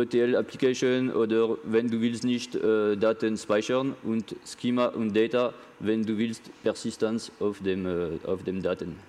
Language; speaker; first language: German; non-native, learner; French